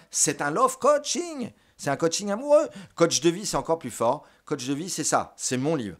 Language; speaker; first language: French; native; French